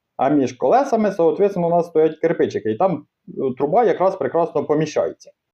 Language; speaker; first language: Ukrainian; native; Ukrainian